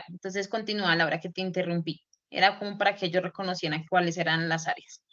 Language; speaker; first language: Spanish; native; Spanish